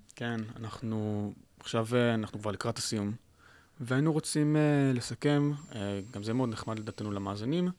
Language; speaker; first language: Hebrew; native; Hebrew